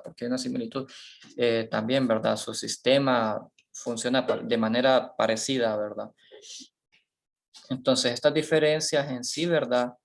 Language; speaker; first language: Spanish; native; Spanish